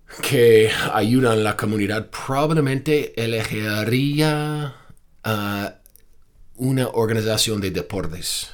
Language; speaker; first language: Spanish; non-native, fluent; English